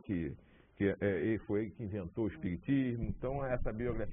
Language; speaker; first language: Portuguese; native; Portuguese